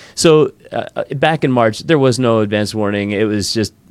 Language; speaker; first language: English; native; English